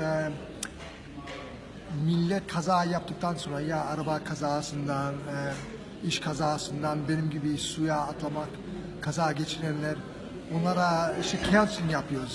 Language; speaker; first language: Turkish; early bilingual, heritage; Turkish